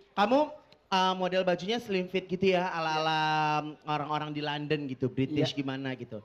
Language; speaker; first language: Indonesian; native; Indonesian